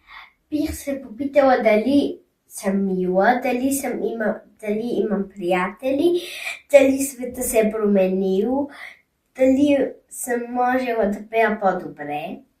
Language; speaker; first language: Bulgarian; early bilingual, heritage; German